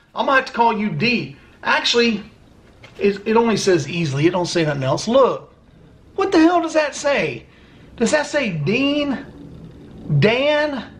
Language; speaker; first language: English; native; English